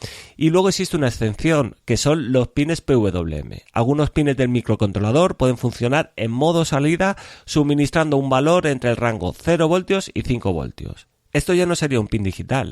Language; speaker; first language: Spanish; native; Spanish